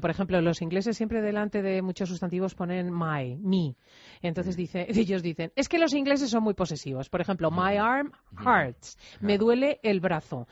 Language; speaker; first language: Spanish; native; Spanish